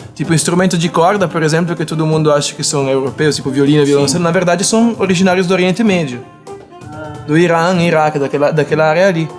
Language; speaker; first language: Portuguese; non-native, fluent; Italian